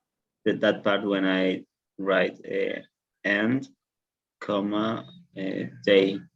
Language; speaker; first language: English; non-native, learner; Spanish